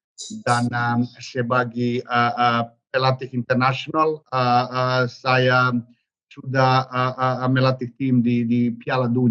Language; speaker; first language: Indonesian; non-native, learner; Serbian